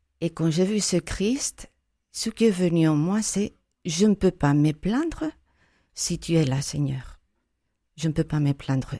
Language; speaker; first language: French; non-native, fluent; Spanish